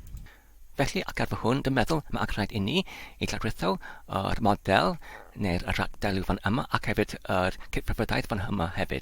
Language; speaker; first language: Welsh; non-native, learner; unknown